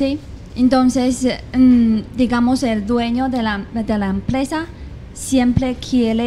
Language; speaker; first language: Spanish; non-native, fluent; Chinese